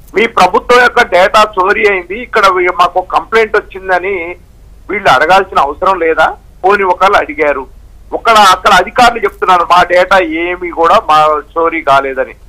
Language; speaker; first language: Telugu; native; Telugu